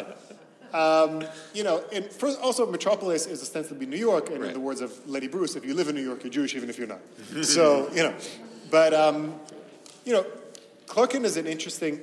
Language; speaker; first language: English; non-native, fluent; Hebrew